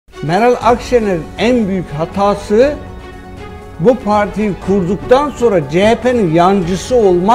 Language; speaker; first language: Turkish; native; Turkish